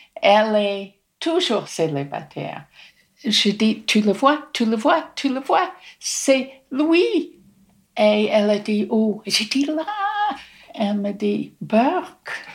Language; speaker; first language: French; non-native, fluent; English